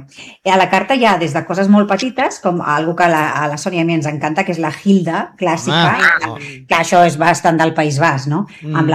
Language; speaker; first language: Catalan; native; Catalan